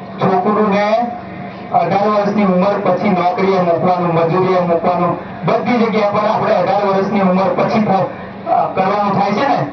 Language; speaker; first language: Gujarati; non-native, local second language; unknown